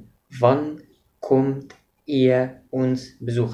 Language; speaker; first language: German; non-native, fluent; Arabic